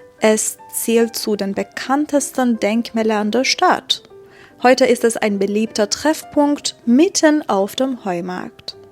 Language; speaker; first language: German; non-native, fluent; Persian